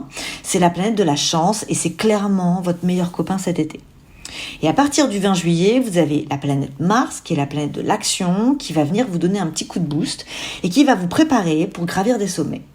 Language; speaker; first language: French; native; French